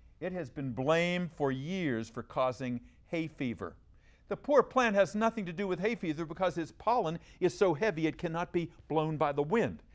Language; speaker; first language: English; native; English